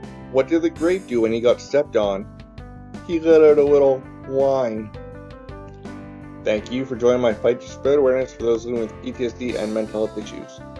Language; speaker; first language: English; native; English